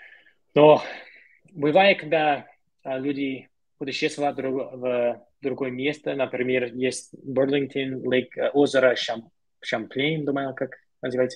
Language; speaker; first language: Russian; non-native, learner; English